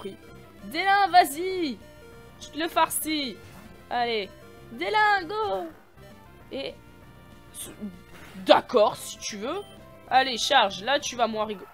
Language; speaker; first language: French; native; French